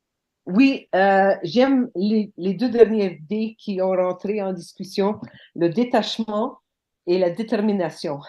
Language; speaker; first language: French; non-native, local second language; English